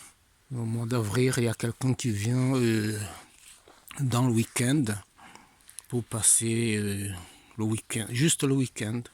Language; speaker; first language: French; non-native, fluent; Italian